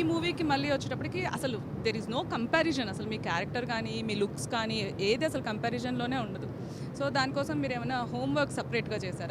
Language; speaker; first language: Telugu; native; Telugu